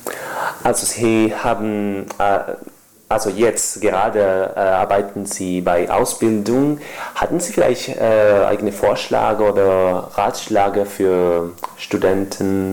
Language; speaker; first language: German; non-native, learner; Spanish